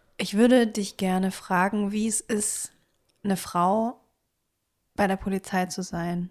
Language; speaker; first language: German; native; German